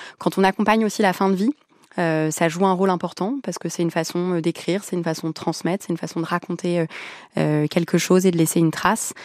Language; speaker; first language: French; early bilingual, other home language; Arabic